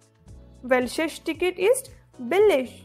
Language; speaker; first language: German; non-native, learner; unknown